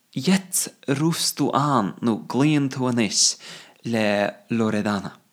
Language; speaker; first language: Irish; non-native, fluent; English